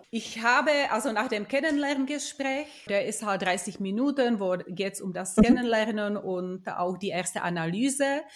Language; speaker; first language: German; non-native, fluent; Czech